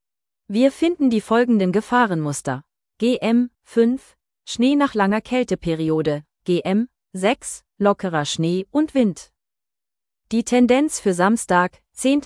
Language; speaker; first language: German; native; German